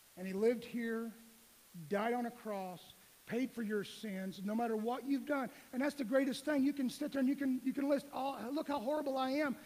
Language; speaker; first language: English; native; English